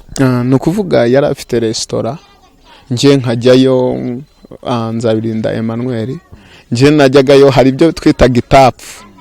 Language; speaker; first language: Kinyarwanda; native; Kinyarwanda